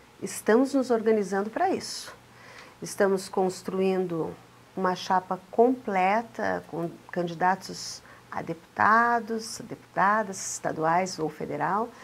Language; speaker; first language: Portuguese; native; Portuguese